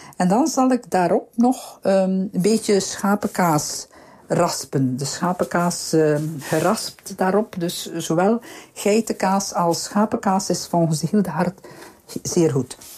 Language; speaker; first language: Dutch; native; Dutch